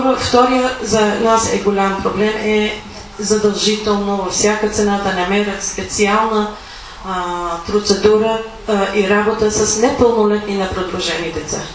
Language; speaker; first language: Bulgarian; non-native, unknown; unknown